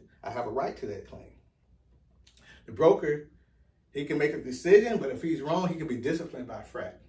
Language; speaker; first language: English; native; English